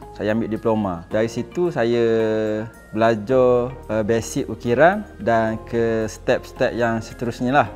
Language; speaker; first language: Malay; native; Malay